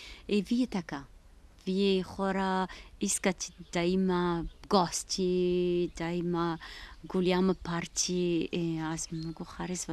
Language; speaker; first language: Bulgarian; non-native, learner; Arabic